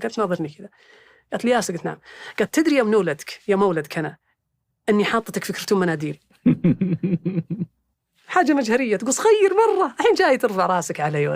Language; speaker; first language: Arabic; native; Arabic